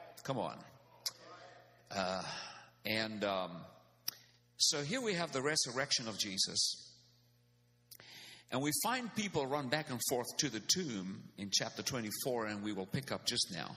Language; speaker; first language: English; non-native, local second language; Afrikaans